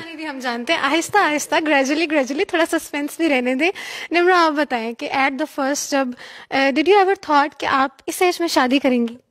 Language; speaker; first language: Urdu; native; Urdu